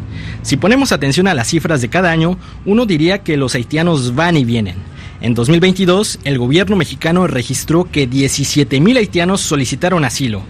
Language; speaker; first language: Spanish; native; Spanish